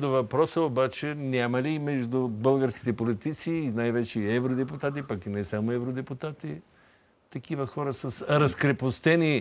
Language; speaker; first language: Bulgarian; native; Bulgarian